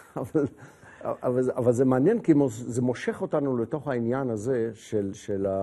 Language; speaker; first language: Hebrew; native; Hebrew